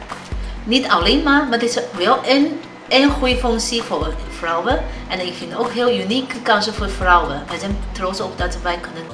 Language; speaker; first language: Dutch; non-native, learner; Chinese